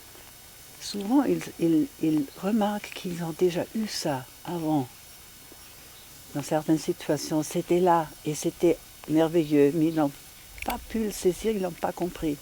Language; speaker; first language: French; non-native, fluent; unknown